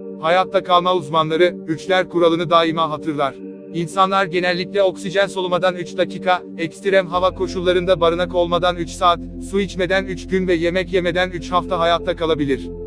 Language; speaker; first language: Turkish; native; Turkish